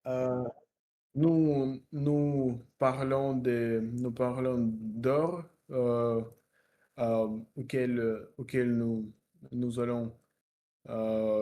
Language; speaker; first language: French; non-native, learner; Russian